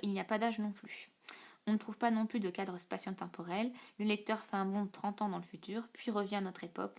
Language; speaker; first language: French; native; French